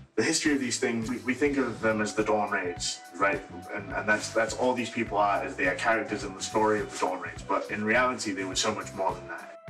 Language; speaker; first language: English; native; English